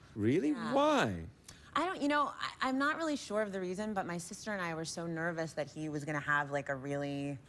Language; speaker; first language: English; native; English